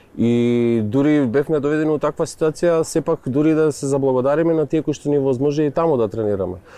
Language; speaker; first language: Macedonian; native; Macedonian